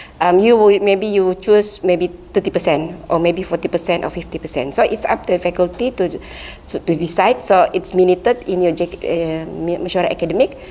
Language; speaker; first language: English; non-native, local second language; Malay